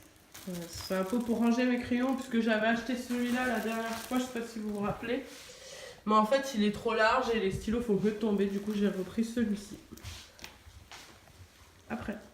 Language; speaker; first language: French; native; French